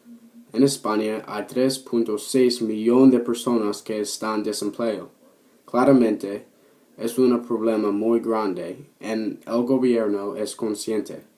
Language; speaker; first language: Spanish; non-native, learner; English